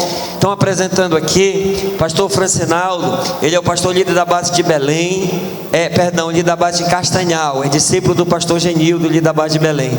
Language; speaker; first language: Portuguese; native; Portuguese